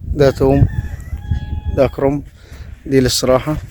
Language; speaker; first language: Arabic; native; Arabic